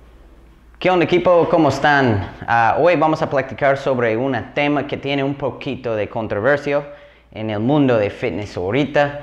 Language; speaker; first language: Spanish; non-native, fluent; English